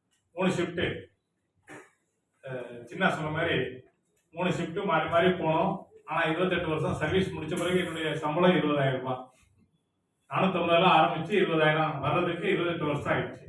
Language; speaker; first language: Tamil; native; Tamil